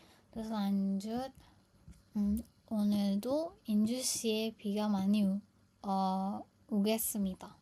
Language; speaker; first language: Korean; non-native, fluent; Indonesian